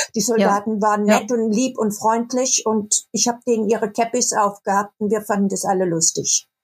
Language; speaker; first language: German; native; German